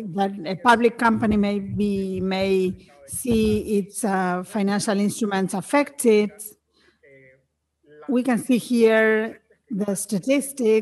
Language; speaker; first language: English; non-native, fluent; Spanish